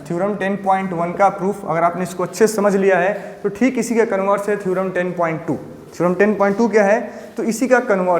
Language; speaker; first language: Hindi; native; Hindi